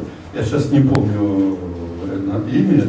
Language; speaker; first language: Russian; native; Russian